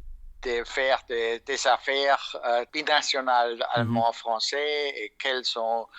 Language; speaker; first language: French; non-native, fluent; German